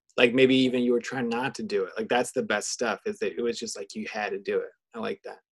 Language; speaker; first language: English; native; English